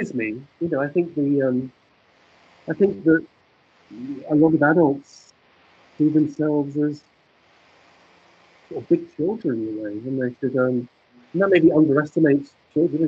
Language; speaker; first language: English; native; English